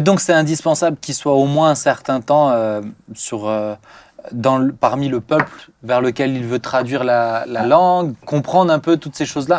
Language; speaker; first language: French; native; French